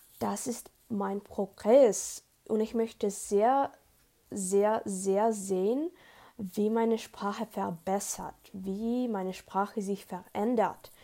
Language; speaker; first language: German; non-native, learner; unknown